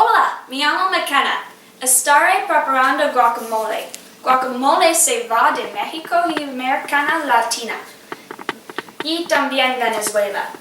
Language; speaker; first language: Spanish; non-native, learner; English